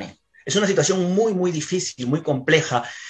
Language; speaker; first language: Spanish; native; Spanish